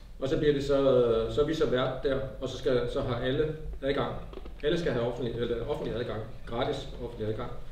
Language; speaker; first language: Danish; native; Danish